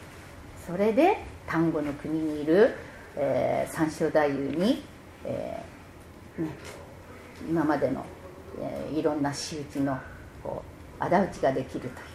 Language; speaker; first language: Japanese; native; Japanese